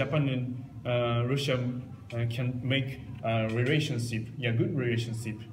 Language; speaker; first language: English; non-native, learner; Japanese